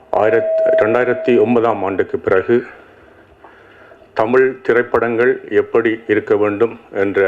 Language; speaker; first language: Tamil; native; Tamil